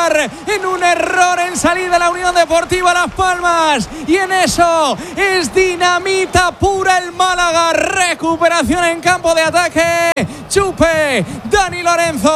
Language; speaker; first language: Spanish; native; Spanish